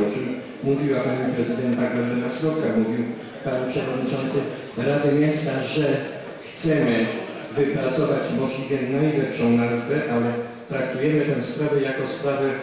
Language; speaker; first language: Polish; native; Polish